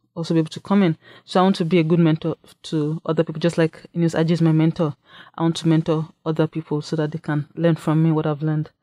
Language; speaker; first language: English; non-native, local second language; Yoruba